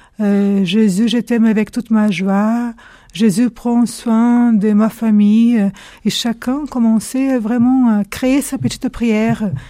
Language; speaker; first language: French; non-native, fluent; Portuguese